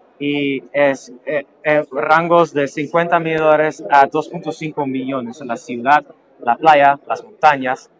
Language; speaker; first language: Spanish; non-native, fluent; Dutch